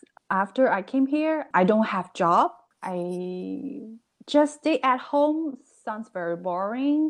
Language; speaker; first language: English; non-native, learner; Chinese